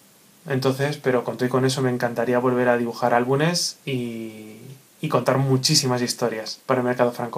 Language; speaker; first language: Spanish; native; Spanish